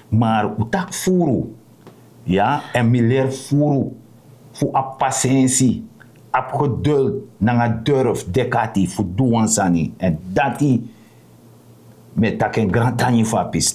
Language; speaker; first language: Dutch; non-native, local second language; Sranan Tongo